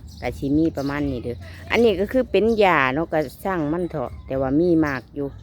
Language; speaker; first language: Thai; non-native, local second language; Lao